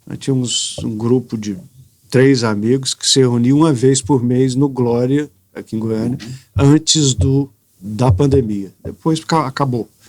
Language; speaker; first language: Portuguese; native; Portuguese